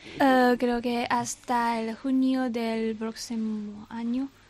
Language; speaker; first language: Spanish; non-native, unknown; Chinese